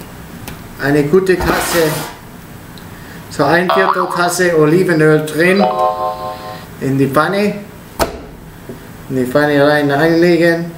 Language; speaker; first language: German; non-native, learner; Italian